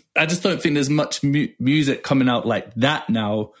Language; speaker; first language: English; native; English